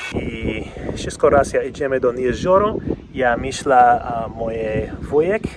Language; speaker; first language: Polish; non-native, learner; English